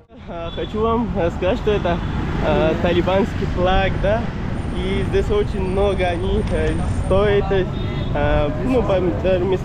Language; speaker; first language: Russian; non-native, learner; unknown